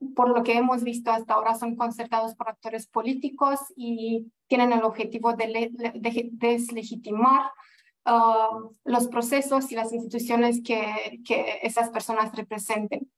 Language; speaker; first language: Spanish; non-native, fluent; Romanian